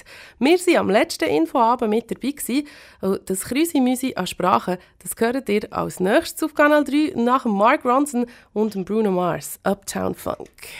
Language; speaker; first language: German; native; German